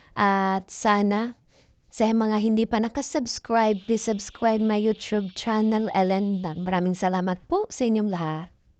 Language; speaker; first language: Filipino; non-native, local second language; Cebuano